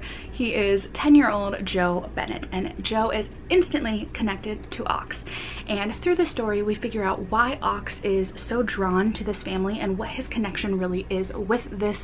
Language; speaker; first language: English; native; English